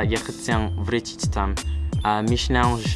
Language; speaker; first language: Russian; non-native, learner; English